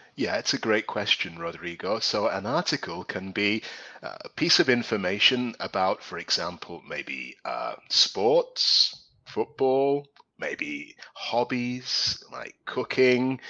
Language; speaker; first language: English; native; English